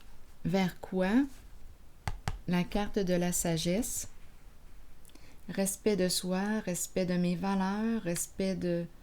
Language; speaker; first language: French; native; French